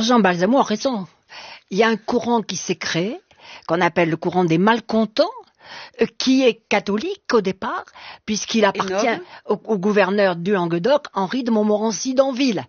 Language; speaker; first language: French; native; French